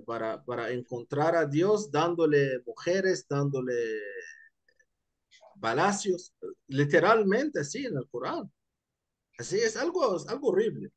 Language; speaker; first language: Spanish; non-native, fluent; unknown